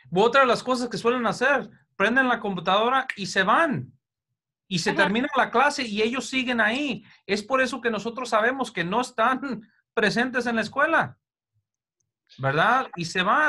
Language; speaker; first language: Spanish; early bilingual, heritage; Spanish